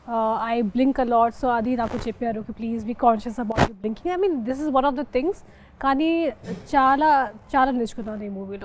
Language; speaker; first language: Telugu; non-native, local second language; Hindi